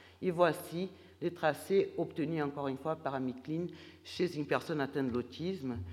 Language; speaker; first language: French; non-native, fluent; Portuguese